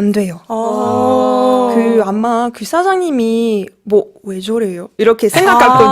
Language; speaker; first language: Korean; non-native, fluent; French